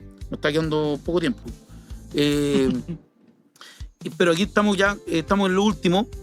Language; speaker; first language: Spanish; native; Spanish